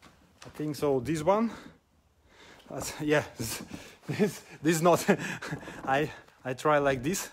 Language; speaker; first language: English; non-native, learner; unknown